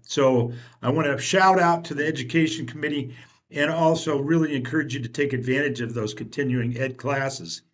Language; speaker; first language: English; native; English